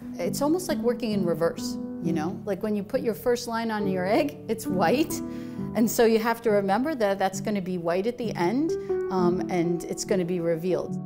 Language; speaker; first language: English; native; English